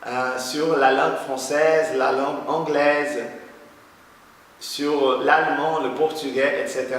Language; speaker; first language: French; non-native, fluent; Portuguese